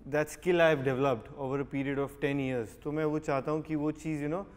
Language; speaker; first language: Hindi; native; Hindi